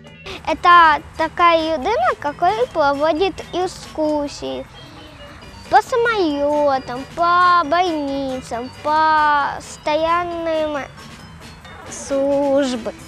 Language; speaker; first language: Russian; non-native, local second language; Ukrainian